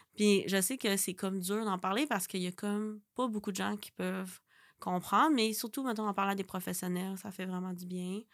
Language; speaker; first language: French; native; French